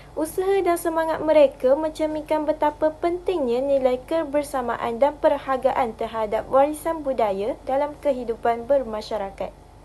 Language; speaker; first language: Malay; native; Malay